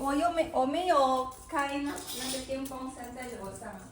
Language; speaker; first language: Chinese; non-native, fluent; Filipino